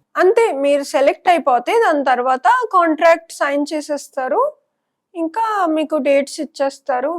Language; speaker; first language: Telugu; non-native, local second language; Punjabi